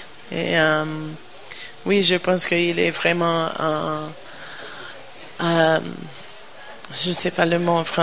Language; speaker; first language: French; non-native, learner; English